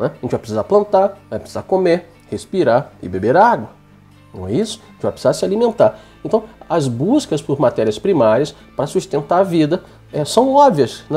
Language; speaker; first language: Portuguese; native; Portuguese